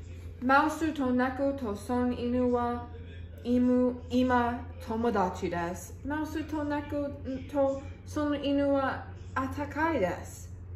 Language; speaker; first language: Japanese; non-native, learner; English